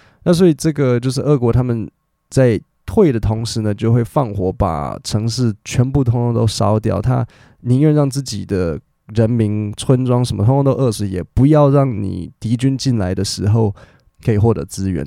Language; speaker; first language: Chinese; native; Chinese